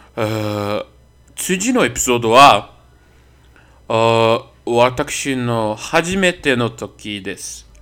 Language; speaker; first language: Japanese; non-native, learner; Portuguese